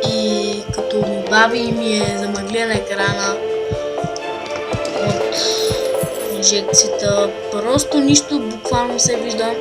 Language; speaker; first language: Bulgarian; native; Bulgarian